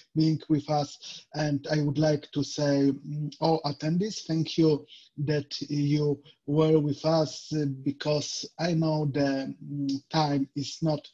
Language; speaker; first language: English; non-native, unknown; Polish